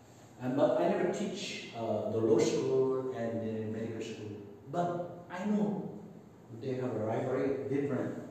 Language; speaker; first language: English; non-native, local second language; Cebuano